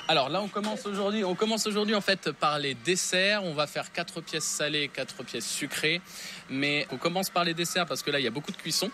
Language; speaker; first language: French; native; French